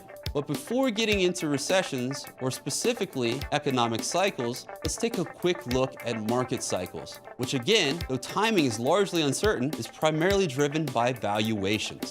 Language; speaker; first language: English; native; English